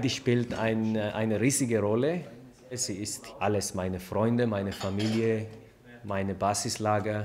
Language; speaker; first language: German; non-native, learner; Hebrew